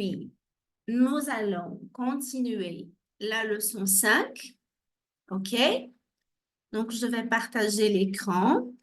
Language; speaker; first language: French; non-native, fluent; Portuguese